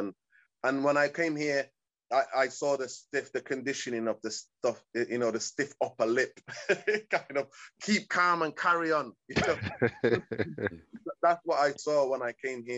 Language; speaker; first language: English; early bilingual, other home language; Somali